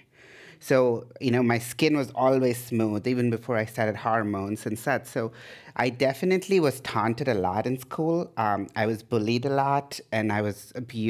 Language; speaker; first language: English; non-native, local second language; Tamil